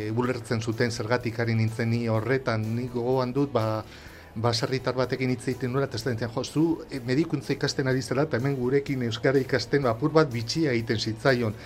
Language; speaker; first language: Basque; non-native, local second language; Spanish